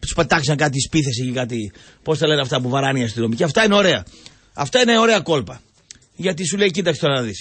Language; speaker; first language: Greek; native; Greek